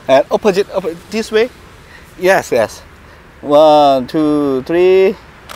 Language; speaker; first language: English; non-native, learner; Korean